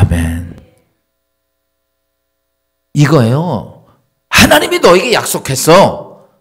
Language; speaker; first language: Korean; native; Korean